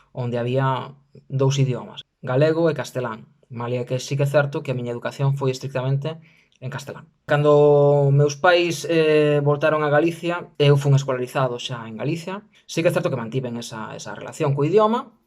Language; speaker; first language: Galician; non-native, local second language; Spanish